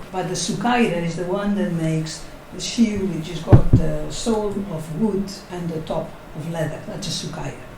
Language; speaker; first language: English; non-native, fluent; Catalan